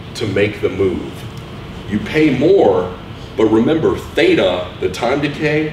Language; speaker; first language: English; native; English